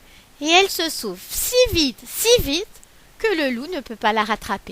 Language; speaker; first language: French; native; French